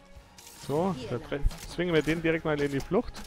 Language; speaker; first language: German; native; German